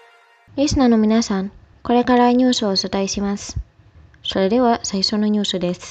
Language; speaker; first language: Japanese; non-native, fluent; Indonesian